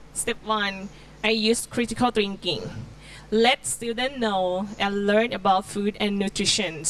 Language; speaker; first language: English; non-native, learner; Thai